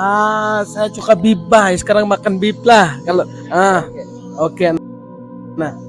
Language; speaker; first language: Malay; non-native, learner; Bangla